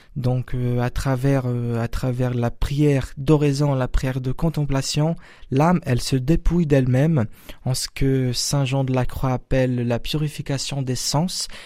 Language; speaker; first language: French; non-native, fluent; Portuguese